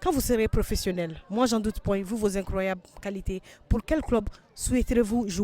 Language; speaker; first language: French; non-native, local second language; Bambara